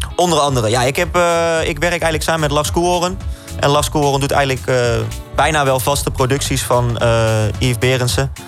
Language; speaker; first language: Dutch; native; Dutch